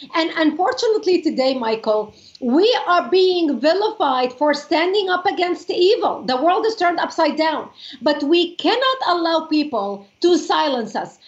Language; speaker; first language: English; non-native, fluent; Arabic